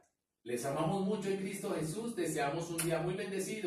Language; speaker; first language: Spanish; native; Spanish